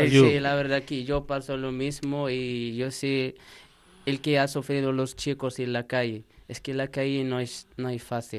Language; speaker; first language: Spanish; non-native, learner; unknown